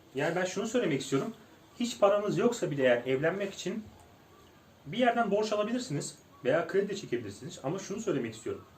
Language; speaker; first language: Turkish; native; Turkish